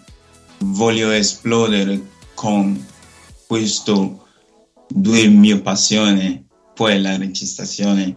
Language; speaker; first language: Italian; non-native, learner; Nigerian Pidgin